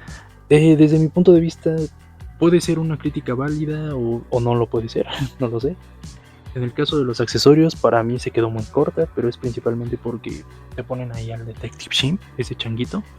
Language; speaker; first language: Spanish; native; Spanish